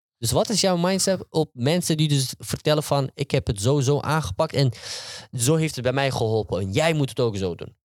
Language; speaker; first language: Dutch; early bilingual, heritage; Turkish